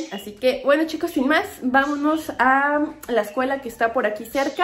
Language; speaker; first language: Spanish; native; Spanish